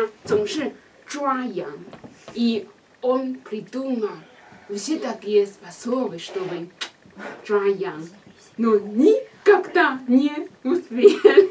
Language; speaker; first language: Russian; non-native, learner; Chinese